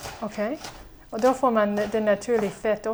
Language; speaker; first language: Swedish; non-native, fluent; English